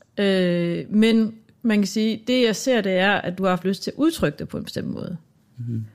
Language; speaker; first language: Danish; native; Danish